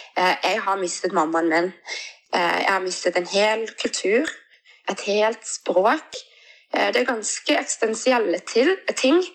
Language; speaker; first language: Norwegian; early bilingual, other home language; Portuguese